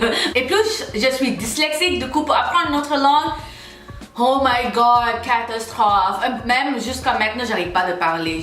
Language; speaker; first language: French; non-native, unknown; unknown